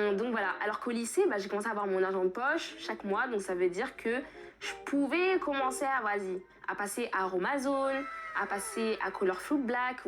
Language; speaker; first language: French; early bilingual, other home language; Fula